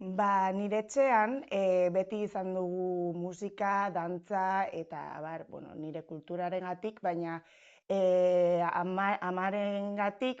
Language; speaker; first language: Basque; non-native, local second language; Spanish